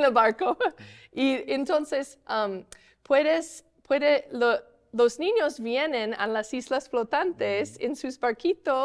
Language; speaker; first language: Spanish; non-native, learner; English